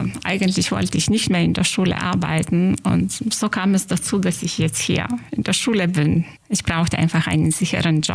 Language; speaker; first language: German; non-native, fluent; Lithuanian